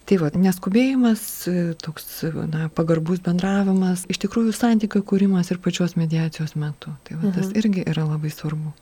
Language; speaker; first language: Lithuanian; native; Lithuanian